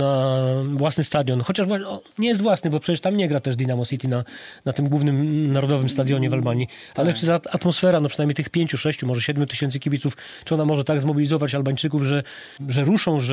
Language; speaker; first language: Polish; native; Polish